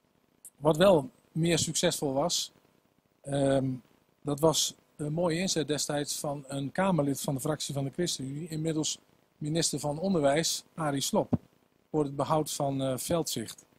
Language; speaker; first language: Dutch; native; Dutch